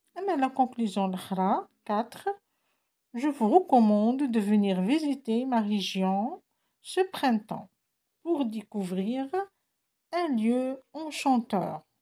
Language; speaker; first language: French; non-native, local second language; Arabic